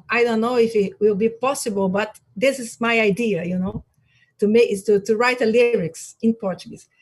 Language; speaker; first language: English; non-native, learner; Portuguese